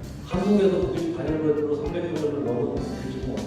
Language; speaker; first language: Korean; native; Korean